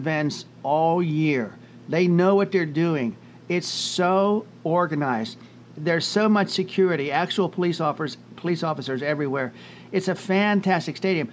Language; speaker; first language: English; native; English